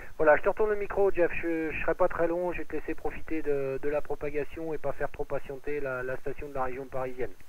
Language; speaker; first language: French; native; French